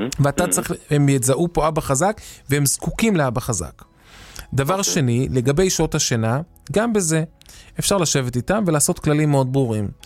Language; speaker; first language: Hebrew; native; Hebrew